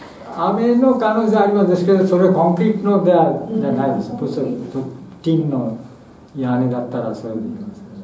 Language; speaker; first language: Japanese; non-native, fluent; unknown